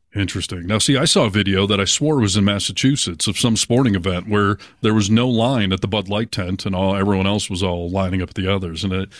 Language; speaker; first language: English; native; English